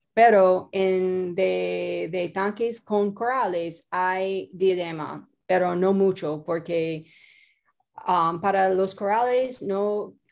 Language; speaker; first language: Spanish; non-native, learner; English